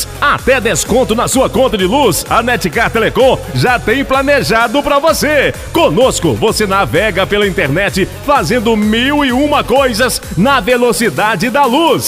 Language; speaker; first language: Portuguese; native; Portuguese